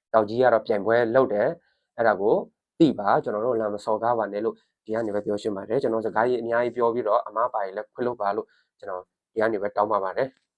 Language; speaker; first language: Burmese; non-native, local second language; S'gaw Karen